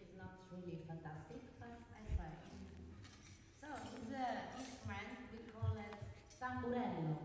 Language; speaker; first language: English; non-native, learner; Italian